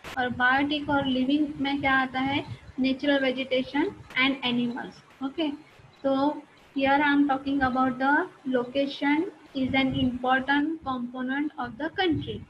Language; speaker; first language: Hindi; non-native, local second language; Marathi